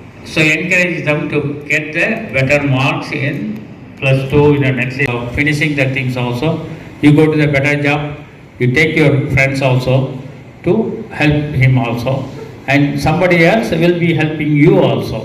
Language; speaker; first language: English; non-native, local second language; Tamil